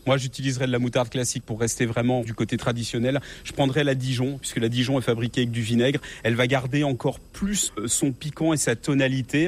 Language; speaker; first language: French; native; French